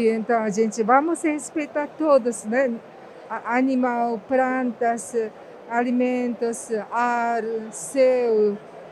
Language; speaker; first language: Portuguese; non-native, fluent; Japanese